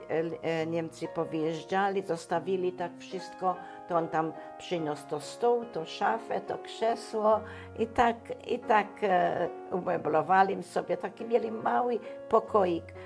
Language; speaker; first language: Polish; non-native, local second language; German